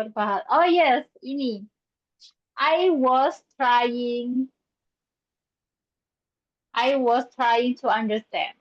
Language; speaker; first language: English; non-native, learner; Indonesian